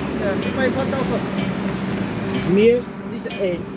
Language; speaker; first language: English; non-native, learner; Khmer